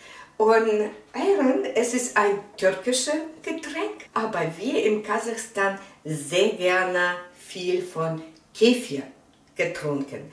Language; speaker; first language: German; non-native, fluent; Russian